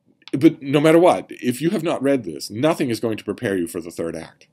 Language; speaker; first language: English; native; English